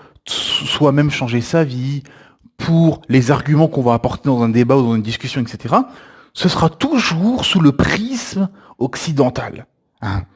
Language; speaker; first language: French; native; French